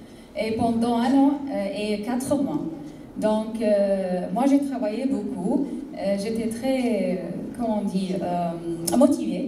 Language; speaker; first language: French; non-native, fluent; Arabic